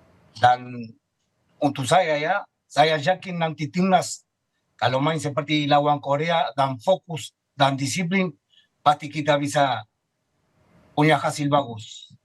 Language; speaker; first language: Indonesian; non-native, fluent; Spanish